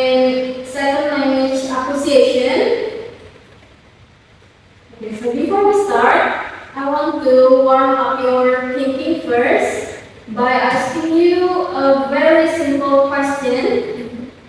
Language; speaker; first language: English; non-native, fluent; Indonesian